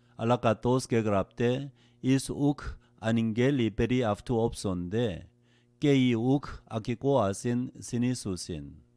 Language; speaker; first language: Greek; non-native, learner; Korean